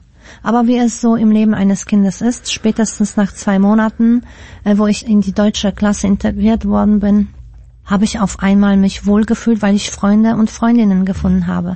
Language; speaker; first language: German; early bilingual, other home language; Polish